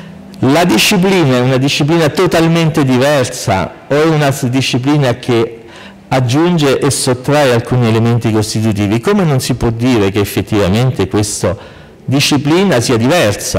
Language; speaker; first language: Italian; native; Italian